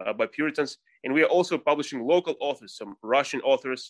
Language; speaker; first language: English; non-native, fluent; Russian